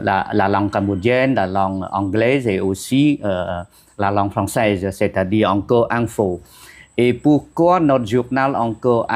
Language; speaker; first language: French; non-native, fluent; Khmer